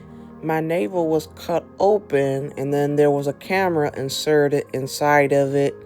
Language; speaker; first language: English; native; English